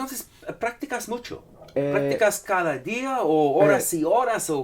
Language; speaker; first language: Spanish; non-native, fluent; English